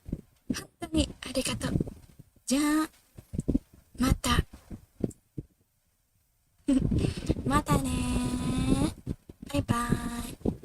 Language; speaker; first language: Japanese; non-native, learner; Filipino